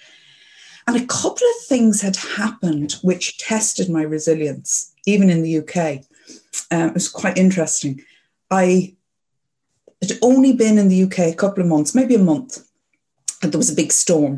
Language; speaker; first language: English; native; English